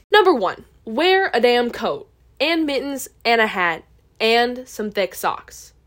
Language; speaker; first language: English; native; English